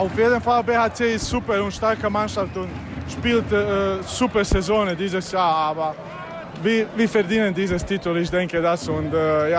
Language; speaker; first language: German; non-native, learner; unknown